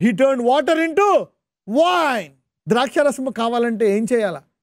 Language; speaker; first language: English; non-native, local second language; Telugu